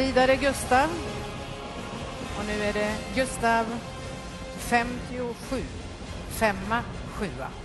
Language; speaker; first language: Swedish; native; Swedish